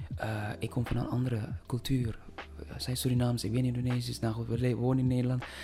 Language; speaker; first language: Dutch; non-native, fluent; Indonesian